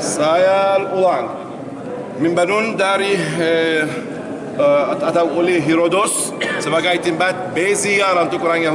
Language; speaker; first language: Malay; non-native, learner; Arabic